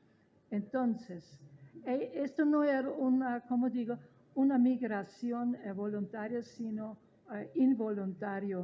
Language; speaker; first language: Spanish; non-native, fluent; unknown